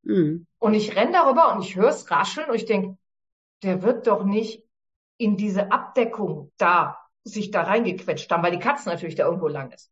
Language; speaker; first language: German; native; German